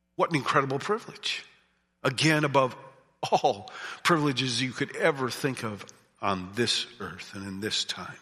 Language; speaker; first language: English; native; English